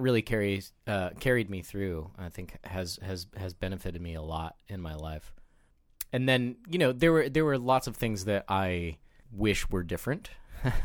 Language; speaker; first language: English; native; English